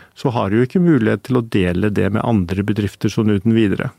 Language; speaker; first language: Norwegian; early bilingual, heritage; Icelandic